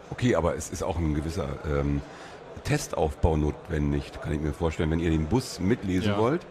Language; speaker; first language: German; native; German